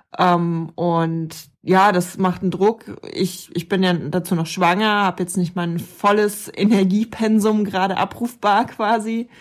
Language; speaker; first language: German; native; German